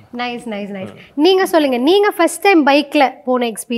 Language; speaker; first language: Tamil; native; Tamil